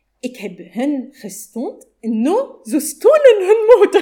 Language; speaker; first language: Dutch; non-native, learner; Arabic